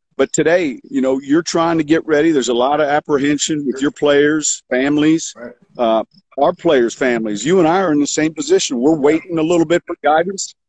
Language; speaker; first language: English; native; English